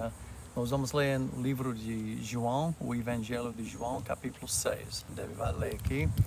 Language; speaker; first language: Portuguese; non-native, fluent; English